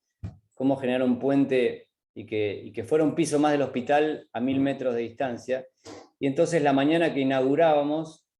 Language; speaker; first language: Spanish; native; Spanish